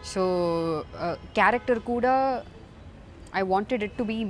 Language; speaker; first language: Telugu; non-native, learner; Tamil